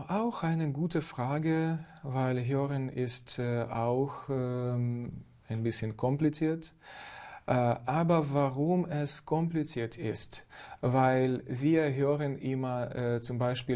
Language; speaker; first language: German; non-native, fluent; Ukrainian